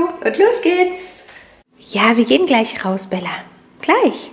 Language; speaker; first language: German; native; German